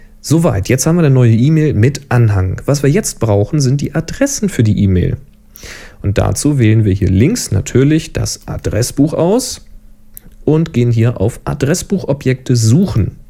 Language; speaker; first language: German; native; German